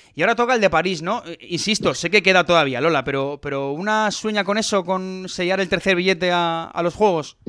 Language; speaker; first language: Spanish; native; Spanish